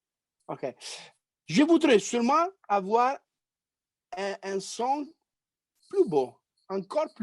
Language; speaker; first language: French; non-native, fluent; Italian